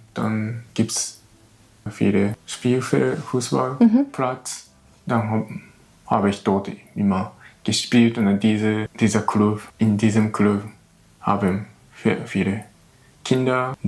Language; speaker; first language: German; non-native, learner; Japanese